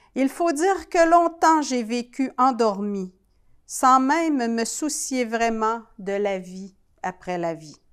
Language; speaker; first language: French; native; French